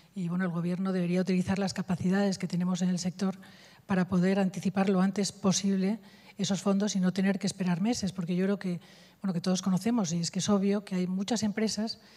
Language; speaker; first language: Spanish; native; Spanish